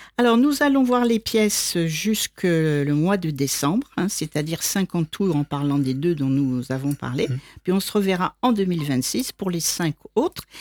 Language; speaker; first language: French; native; French